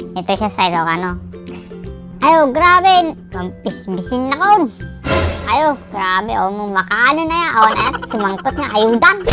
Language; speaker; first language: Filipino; non-native, local second language; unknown